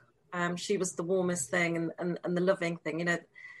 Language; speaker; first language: English; native; English